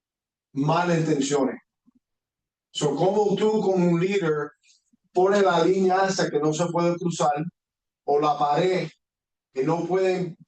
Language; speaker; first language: Spanish; early bilingual, heritage; Spanish